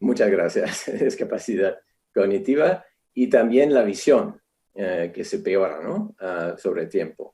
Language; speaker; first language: Spanish; non-native, fluent; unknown